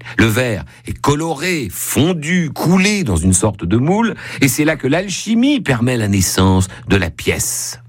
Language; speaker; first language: French; native; French